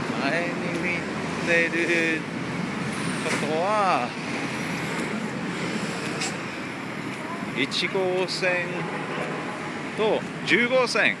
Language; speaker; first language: Japanese; non-native, learner; English